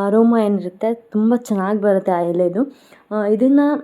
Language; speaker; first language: Kannada; non-native, local second language; Konkani